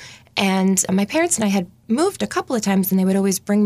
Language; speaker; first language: English; native; English